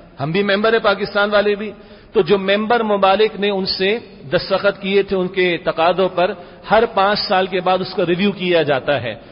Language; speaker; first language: Urdu; native; Urdu